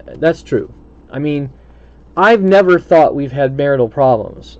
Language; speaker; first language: English; native; English